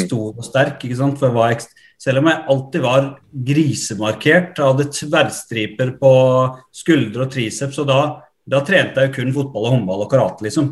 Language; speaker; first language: Norwegian; early bilingual, other home language; Arabic